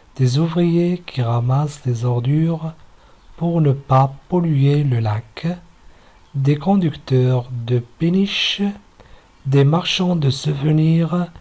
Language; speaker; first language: French; non-native, local second language; Arabic